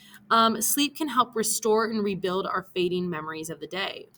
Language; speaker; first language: English; native; English